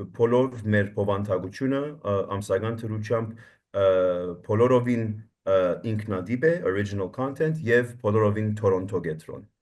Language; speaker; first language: Armenian; early bilingual, heritage; Armenian